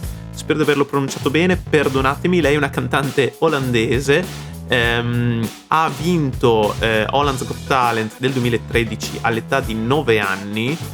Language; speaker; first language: Italian; native; Italian